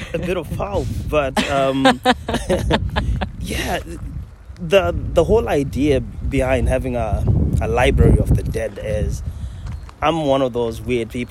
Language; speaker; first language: English; non-native, local second language; Shona